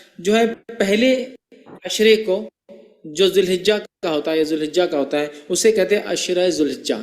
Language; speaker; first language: Urdu; native; Urdu